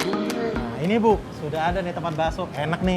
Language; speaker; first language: Indonesian; native; Indonesian